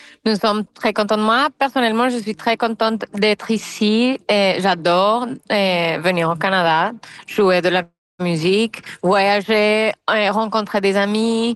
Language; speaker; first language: French; non-native, fluent; Spanish